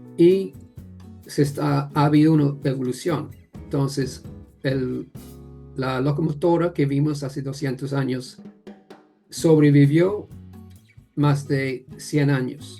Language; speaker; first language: Spanish; non-native, fluent; English